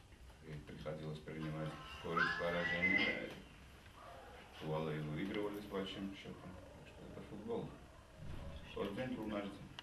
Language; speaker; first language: Russian; non-native, fluent; Georgian